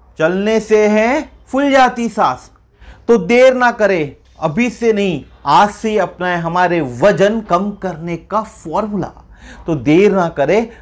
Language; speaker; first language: Hindi; non-native, local second language; Marathi